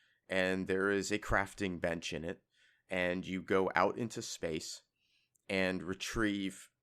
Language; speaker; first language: English; native; English